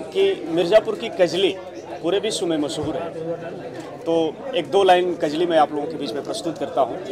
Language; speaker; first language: Hindi; native; Hindi